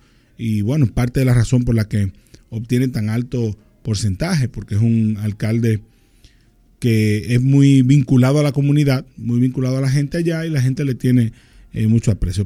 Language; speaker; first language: Spanish; native; Spanish